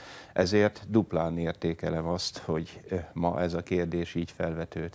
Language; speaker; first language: Hungarian; native; Hungarian